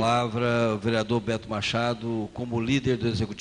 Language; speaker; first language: Portuguese; native; Portuguese